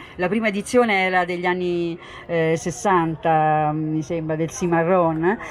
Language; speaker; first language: Italian; native; Italian